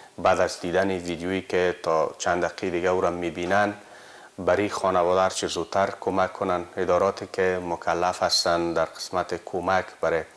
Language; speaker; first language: Persian; native; Persian